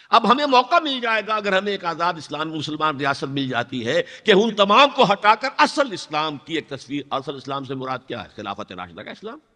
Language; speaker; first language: Urdu; native; Urdu